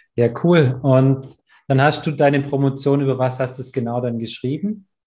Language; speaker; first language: German; native; German